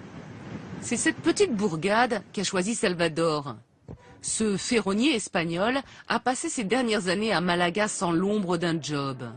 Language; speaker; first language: French; native; French